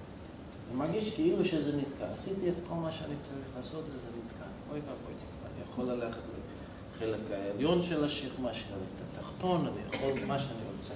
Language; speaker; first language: Hebrew; non-native, fluent; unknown